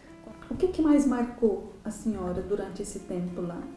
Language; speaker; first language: Portuguese; native; Portuguese